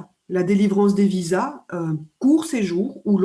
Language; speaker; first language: French; native; French